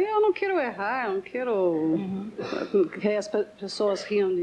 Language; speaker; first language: Portuguese; non-native, learner; English